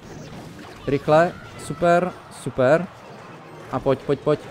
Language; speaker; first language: Czech; native; Czech